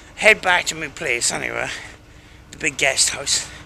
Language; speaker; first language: English; native; English